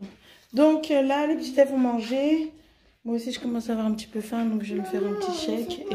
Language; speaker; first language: French; native; French